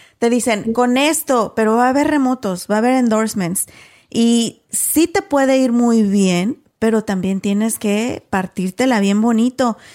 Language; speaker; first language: Spanish; native; Spanish